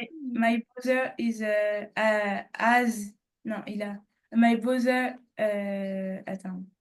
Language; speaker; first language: English; non-native, learner; French